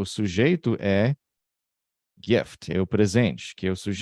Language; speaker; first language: Portuguese; non-native, fluent; English